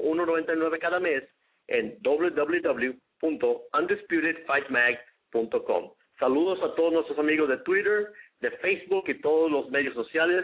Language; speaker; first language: Spanish; native; Spanish